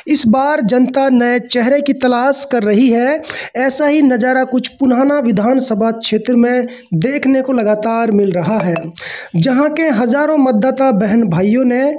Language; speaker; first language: Hindi; native; Hindi